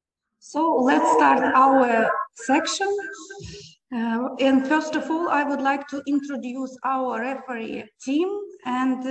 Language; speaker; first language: English; non-native, learner; Ukrainian